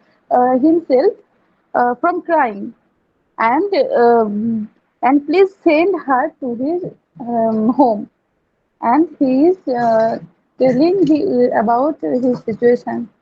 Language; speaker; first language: English; non-native, learner; Bangla